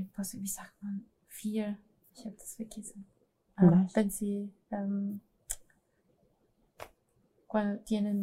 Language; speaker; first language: German; non-native, fluent; Spanish